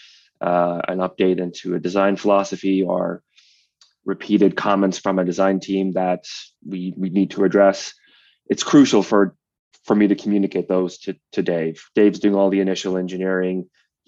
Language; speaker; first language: English; native; English